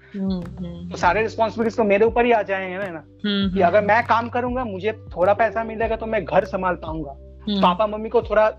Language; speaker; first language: Hindi; non-native, local second language; Bangla